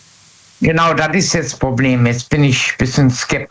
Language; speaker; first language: German; native; German